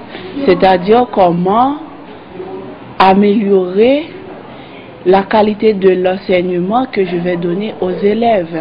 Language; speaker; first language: French; non-native, local second language; Haitian Creole